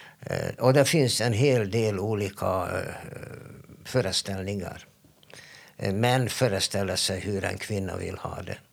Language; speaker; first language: Swedish; non-native, fluent; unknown